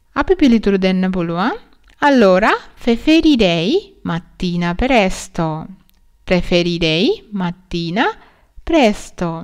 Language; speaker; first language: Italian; non-native, learner; Sinhala